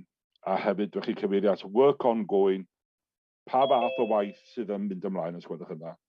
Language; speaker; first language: Welsh; native; Welsh